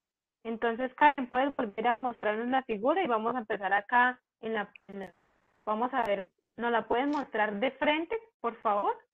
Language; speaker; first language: Spanish; native; Spanish